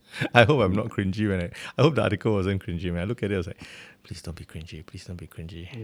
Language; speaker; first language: English; native; English